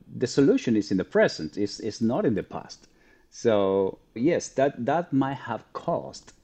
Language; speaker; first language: English; non-native, fluent; Spanish